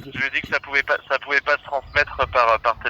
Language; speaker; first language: French; native; French